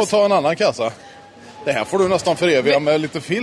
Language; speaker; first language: Swedish; native; Swedish